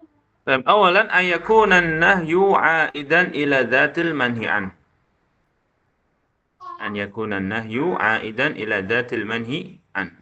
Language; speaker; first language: Arabic; non-native, fluent; Indonesian